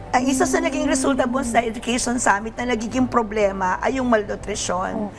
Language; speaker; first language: Filipino; native; Filipino